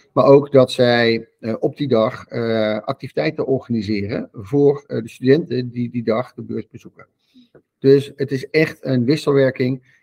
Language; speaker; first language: Dutch; native; Dutch